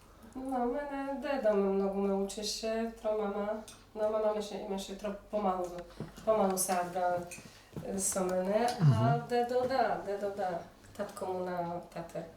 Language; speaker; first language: Macedonian; early bilingual, heritage; Polish